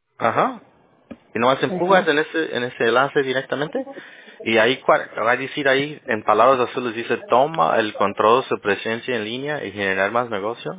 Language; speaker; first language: Spanish; early bilingual, heritage; Spanish